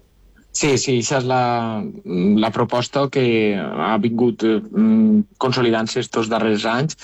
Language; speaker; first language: Catalan; native; Catalan